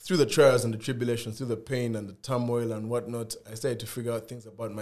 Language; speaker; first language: English; non-native, local second language; Ganda